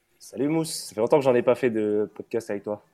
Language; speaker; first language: French; native; French